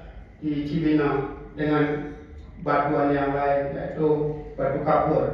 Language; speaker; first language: Indonesian; native; Indonesian